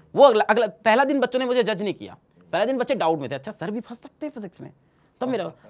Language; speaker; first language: Hindi; native; Hindi